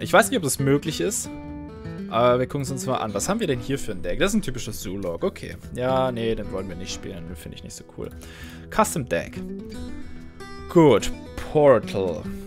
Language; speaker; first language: German; native; German